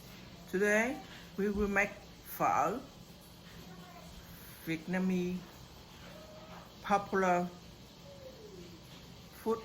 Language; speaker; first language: English; non-native, learner; Vietnamese